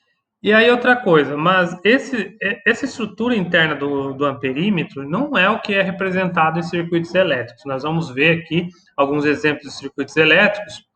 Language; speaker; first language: Portuguese; native; Portuguese